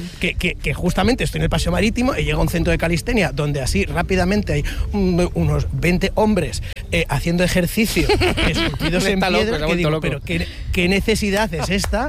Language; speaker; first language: Spanish; native; Spanish